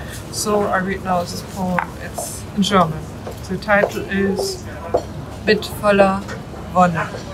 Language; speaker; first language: English; non-native, fluent; German